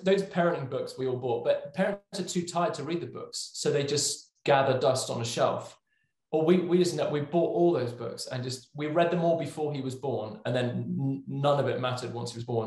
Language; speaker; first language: English; native; English